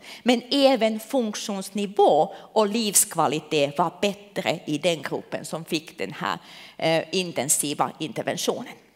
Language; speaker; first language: Swedish; non-native, local second language; Finnish